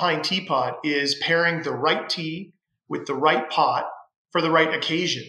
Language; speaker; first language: English; native; English